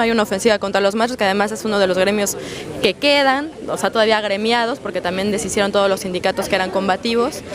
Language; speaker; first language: Spanish; native; Spanish